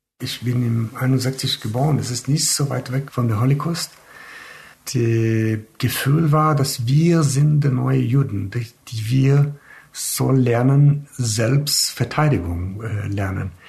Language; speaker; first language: German; non-native, learner; Hebrew